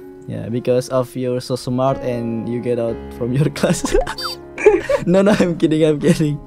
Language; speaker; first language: English; non-native, learner; Indonesian